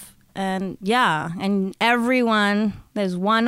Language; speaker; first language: English; non-native, local second language; Urdu